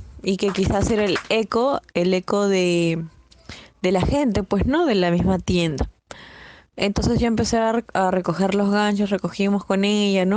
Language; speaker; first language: Spanish; native; Spanish